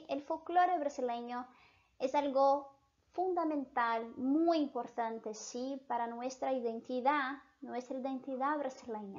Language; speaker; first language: Spanish; non-native, fluent; Portuguese